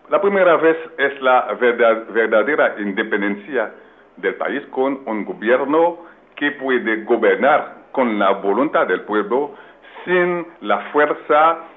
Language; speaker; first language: Spanish; non-native, fluent; French